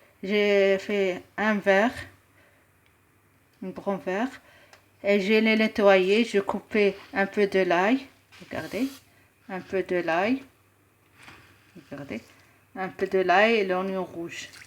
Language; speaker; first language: French; non-native, local second language; Arabic